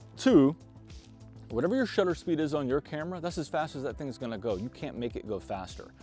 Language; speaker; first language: English; native; English